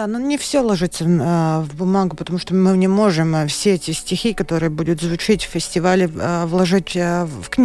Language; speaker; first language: Russian; non-native, local second language; Latvian